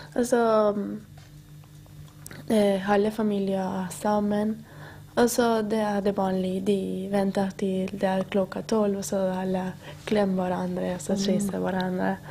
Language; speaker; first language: Norwegian; non-native, learner; Spanish